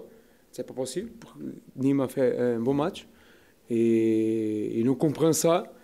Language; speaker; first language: French; non-native, learner; Portuguese